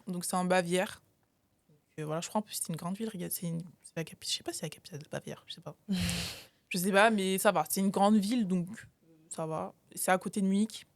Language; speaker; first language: French; native; French